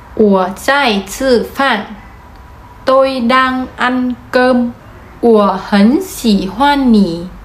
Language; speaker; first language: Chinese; non-native, fluent; Vietnamese